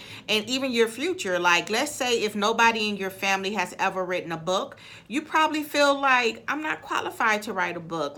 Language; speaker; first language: English; native; English